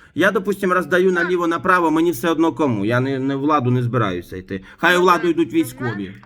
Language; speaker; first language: Ukrainian; native; Ukrainian